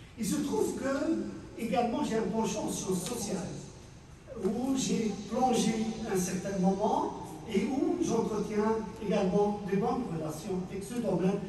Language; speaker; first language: French; non-native, local second language; Arabic